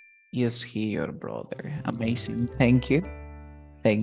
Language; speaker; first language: English; non-native, fluent; Spanish